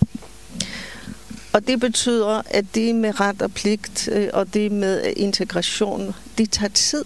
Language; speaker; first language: Danish; non-native, fluent; Polish